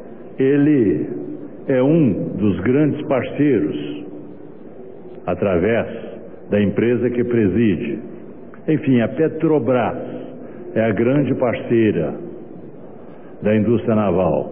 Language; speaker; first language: Portuguese; native; Portuguese